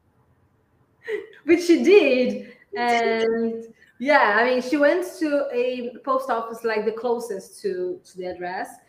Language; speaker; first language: English; non-native, fluent; Portuguese